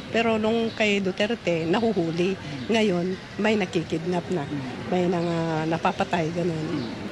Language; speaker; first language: Filipino; non-native, local second language; Iloko